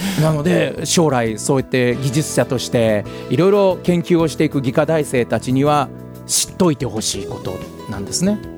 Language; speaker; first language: Japanese; native; Japanese